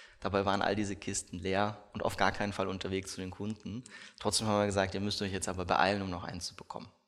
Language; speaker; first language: German; early bilingual, other home language; Russian